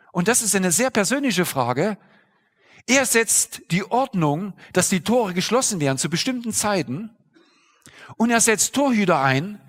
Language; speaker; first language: German; native; German